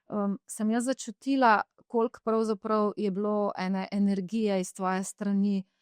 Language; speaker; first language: Slovenian; native; Slovenian